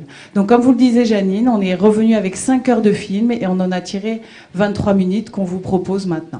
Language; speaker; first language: French; native; French